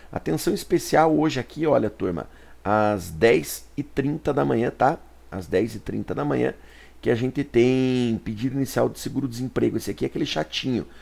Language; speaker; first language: Portuguese; native; Portuguese